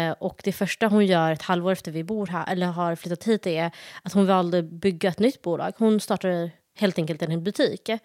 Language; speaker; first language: Swedish; early bilingual, other home language; Somali